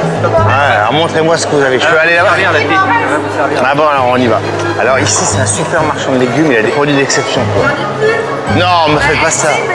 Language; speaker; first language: French; native; French